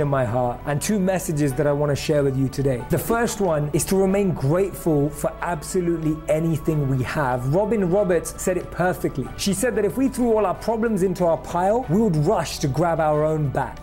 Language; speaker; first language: English; native; English